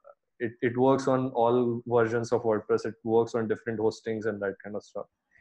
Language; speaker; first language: English; non-native, local second language; Hindi